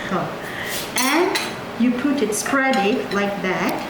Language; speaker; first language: English; non-native, learner; Georgian